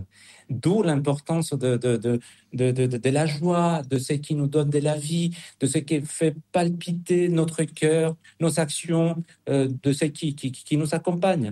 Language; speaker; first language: French; non-native, fluent; Spanish